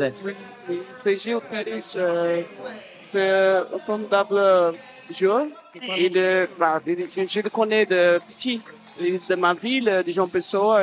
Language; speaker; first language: French; non-native, fluent; Portuguese